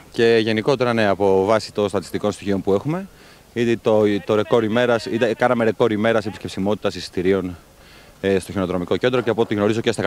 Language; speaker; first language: Greek; native; Greek